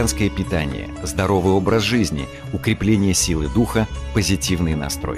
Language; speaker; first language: Russian; native; Russian